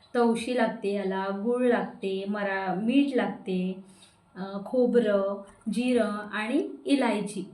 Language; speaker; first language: Marathi; non-native, local second language; Konkani